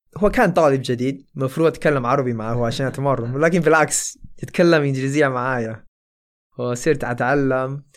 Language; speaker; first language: Arabic; non-native, fluent; Chinese